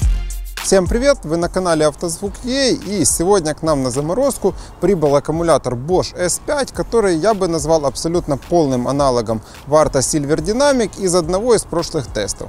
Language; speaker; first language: Russian; native; Russian